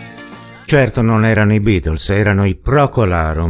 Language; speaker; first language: Italian; native; Italian